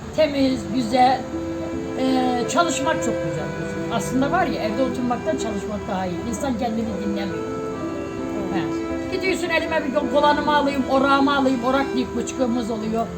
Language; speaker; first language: Turkish; native; Turkish